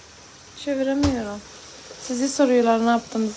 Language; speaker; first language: Turkish; non-native, learner; Arabic